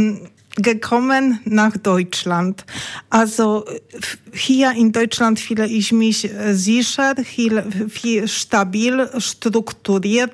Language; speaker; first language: German; non-native, learner; Polish